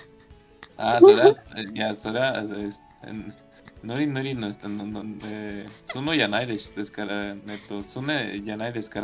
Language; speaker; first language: Japanese; non-native, learner; Spanish